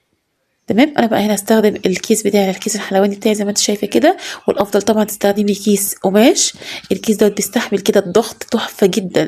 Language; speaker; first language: Arabic; native; Arabic